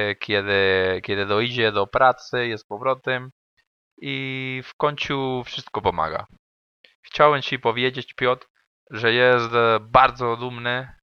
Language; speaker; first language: Polish; non-native, learner; Spanish